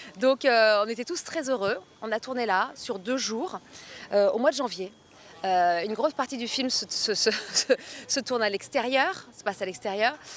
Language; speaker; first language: French; native; French